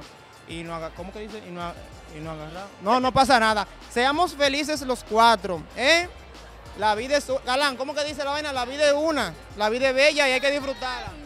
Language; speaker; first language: Spanish; native; Spanish